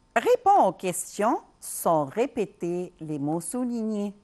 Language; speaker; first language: French; non-native, local second language; Arabic